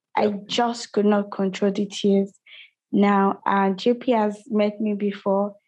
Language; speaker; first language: English; non-native, local second language; Yoruba